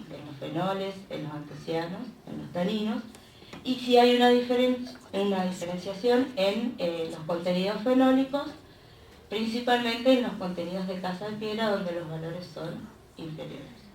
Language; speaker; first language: Spanish; native; Spanish